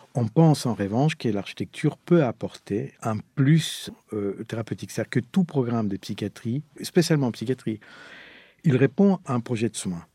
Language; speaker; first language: French; non-native, fluent; Spanish